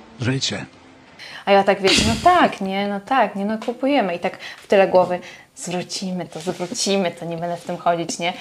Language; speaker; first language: Polish; native; Polish